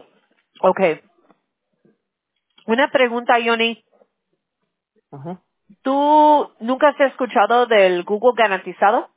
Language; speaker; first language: Spanish; early bilingual, heritage; Spanish